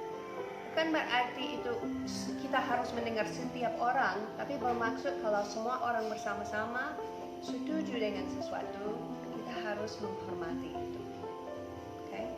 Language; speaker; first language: Indonesian; non-native, fluent; English